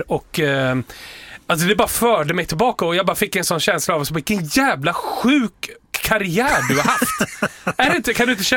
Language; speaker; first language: Swedish; native; Swedish